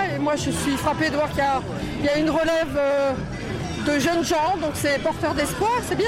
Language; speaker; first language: French; native; French